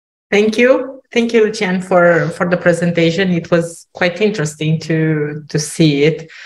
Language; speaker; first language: English; non-native, fluent; Romanian